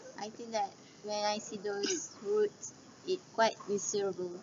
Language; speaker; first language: English; non-native, learner; Malay